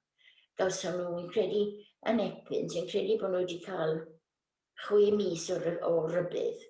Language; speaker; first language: Welsh; native; Welsh